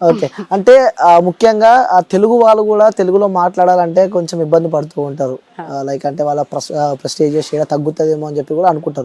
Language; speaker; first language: Telugu; native; Telugu